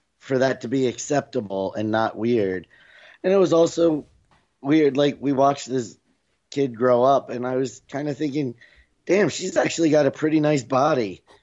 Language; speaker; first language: English; native; English